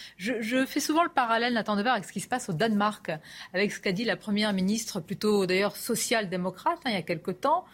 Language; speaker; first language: French; native; French